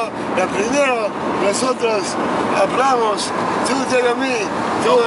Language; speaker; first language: Spanish; non-native, learner; English